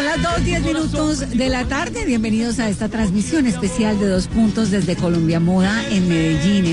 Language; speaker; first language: Spanish; native; Spanish